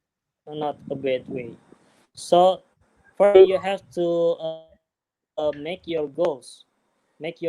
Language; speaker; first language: English; non-native, learner; Indonesian